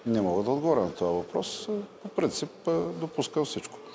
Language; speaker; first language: Bulgarian; native; Bulgarian